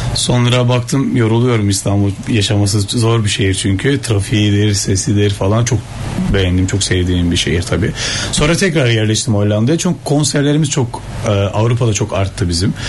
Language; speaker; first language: Turkish; early bilingual, heritage; Turkish